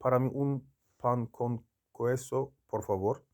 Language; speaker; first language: Spanish; non-native, learner; Turkish